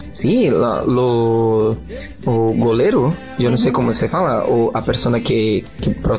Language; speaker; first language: Spanish; non-native, learner; Portuguese